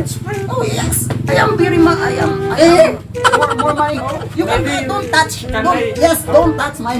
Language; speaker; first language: English; non-native, learner; Filipino